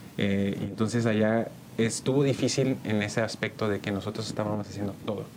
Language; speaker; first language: Spanish; early bilingual, heritage; Spanish